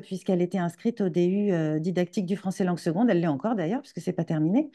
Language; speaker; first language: French; native; French